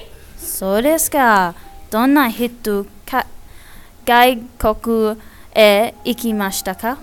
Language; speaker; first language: Japanese; non-native, learner; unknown